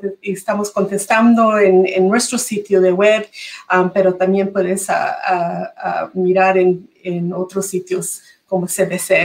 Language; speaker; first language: Spanish; early bilingual, heritage; Spanish